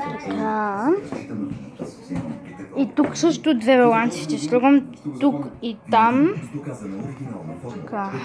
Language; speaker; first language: Bulgarian; early bilingual, heritage; Bulgarian